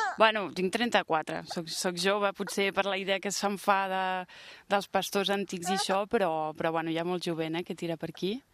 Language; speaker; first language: Catalan; early bilingual, other home language; French